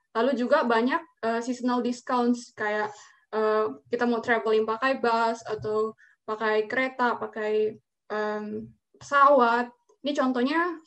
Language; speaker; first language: Indonesian; native; Indonesian